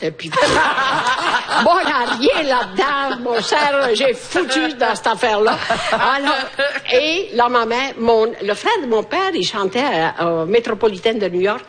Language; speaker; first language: French; non-native, fluent; Italian